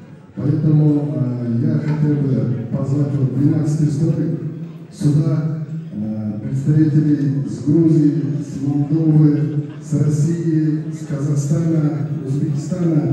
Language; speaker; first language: Russian; non-native, local second language; Kyrgyz